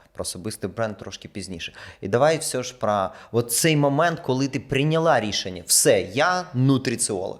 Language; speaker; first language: Ukrainian; non-native, local second language; Russian